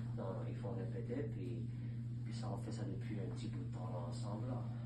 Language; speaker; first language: French; native; French